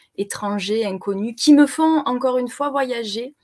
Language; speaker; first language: French; native; French